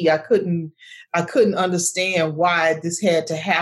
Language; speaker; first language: English; native; English